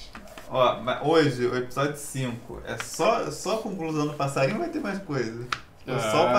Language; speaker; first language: Portuguese; native; Portuguese